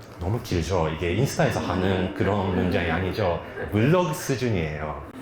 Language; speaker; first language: Korean; non-native, fluent; Japanese